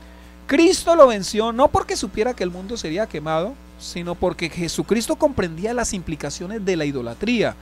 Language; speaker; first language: Spanish; native; Spanish